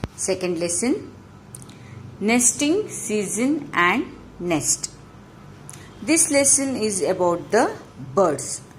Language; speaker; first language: English; non-native, local second language; Kannada